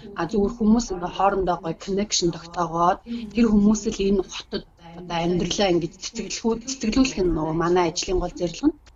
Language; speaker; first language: Mongolian; native; Mongolian